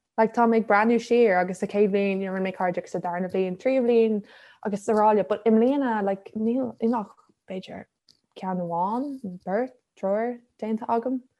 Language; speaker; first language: Irish; non-native, local second language; English